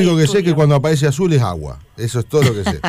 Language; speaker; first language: Spanish; native; Spanish